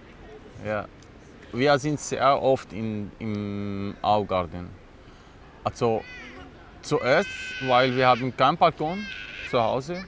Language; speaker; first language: German; non-native, learner; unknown